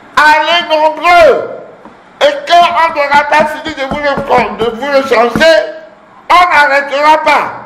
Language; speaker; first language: French; non-native, local second language; Ewe